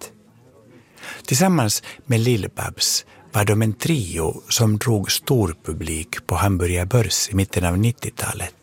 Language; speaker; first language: Swedish; native; Swedish